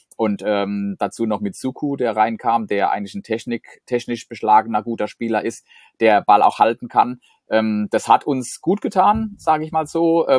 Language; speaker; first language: German; native; German